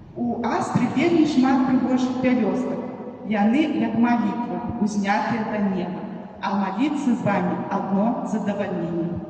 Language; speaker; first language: Belarusian; native; Belarusian